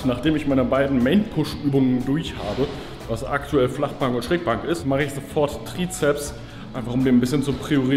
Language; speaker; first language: German; native; German